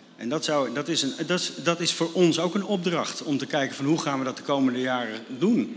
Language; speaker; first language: Dutch; native; Dutch